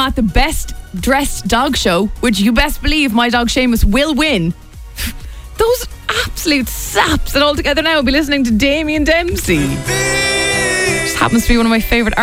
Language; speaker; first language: English; native; English